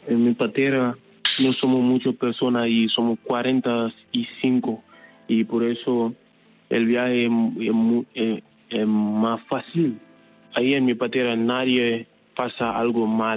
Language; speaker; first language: Spanish; non-native, learner; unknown